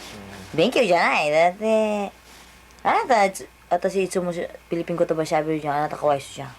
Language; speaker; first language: Japanese; non-native, learner; Filipino